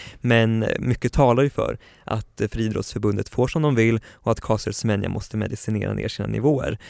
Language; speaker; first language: Swedish; native; Swedish